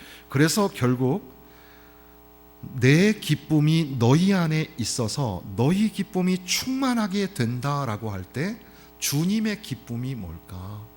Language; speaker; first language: Korean; native; Korean